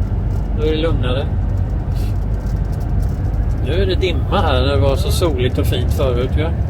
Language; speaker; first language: Swedish; native; Swedish